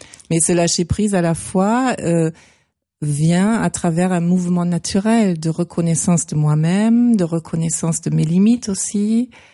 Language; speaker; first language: French; non-native, fluent; German